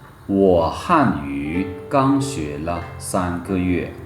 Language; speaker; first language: Chinese; non-native, fluent; Lao